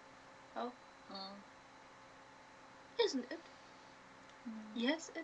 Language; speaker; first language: English; non-native, learner; German